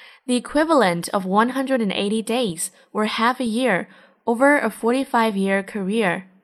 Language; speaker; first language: English; non-native, fluent; Chinese